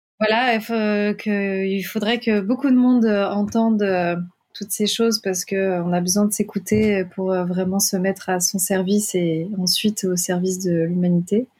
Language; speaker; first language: French; native; French